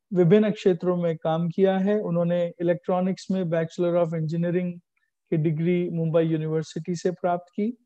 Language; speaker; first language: Hindi; native; Hindi